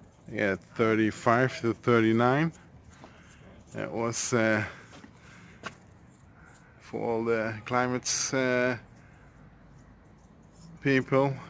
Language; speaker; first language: English; non-native, fluent; Dutch